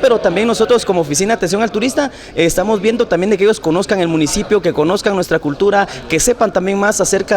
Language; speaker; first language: Spanish; native; Spanish